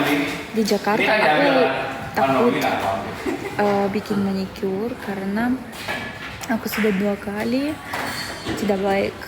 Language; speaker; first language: Indonesian; non-native, learner; Russian